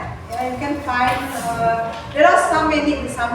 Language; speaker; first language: English; non-native, fluent; Indonesian